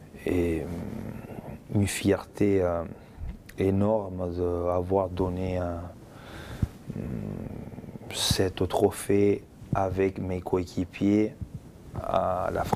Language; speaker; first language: French; non-native, fluent; Spanish